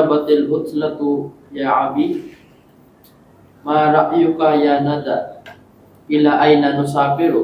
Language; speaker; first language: Arabic; non-native, learner; Filipino